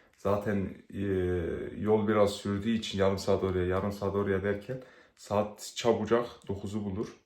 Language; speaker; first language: Turkish; early bilingual, heritage; Turkish